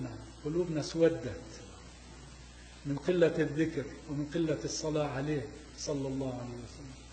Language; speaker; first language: Arabic; native; Arabic